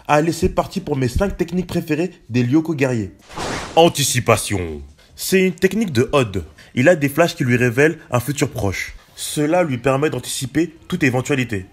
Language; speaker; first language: French; native; French